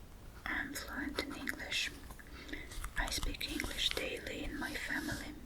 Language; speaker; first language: English; non-native, fluent; Russian